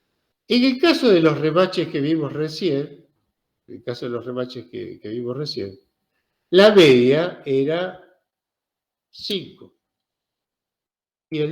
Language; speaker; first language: Spanish; native; Spanish